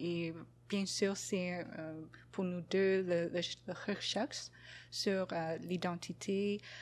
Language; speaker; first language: French; non-native, fluent; English